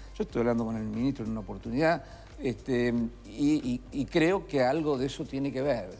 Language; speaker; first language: Spanish; native; Spanish